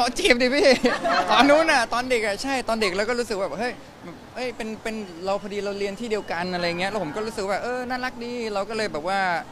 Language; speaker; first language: Thai; native; Thai